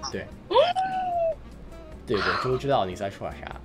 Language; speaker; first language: Chinese; non-native, fluent; English